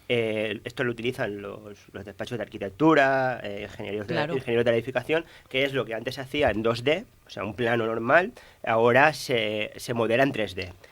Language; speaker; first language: Spanish; native; Spanish